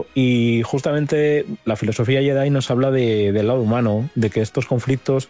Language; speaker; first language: Spanish; native; Spanish